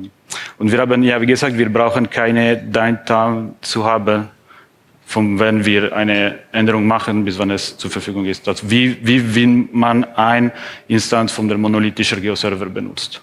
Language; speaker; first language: German; non-native, fluent; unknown